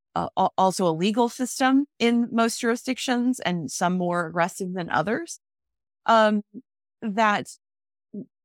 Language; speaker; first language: English; native; English